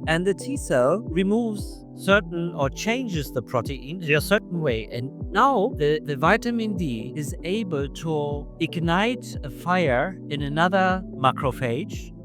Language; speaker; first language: English; non-native, fluent; German